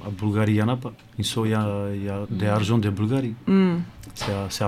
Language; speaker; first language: French; non-native, learner; Romany